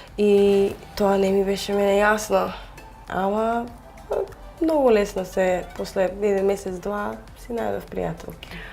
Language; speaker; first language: Macedonian; early bilingual, heritage; Macedonian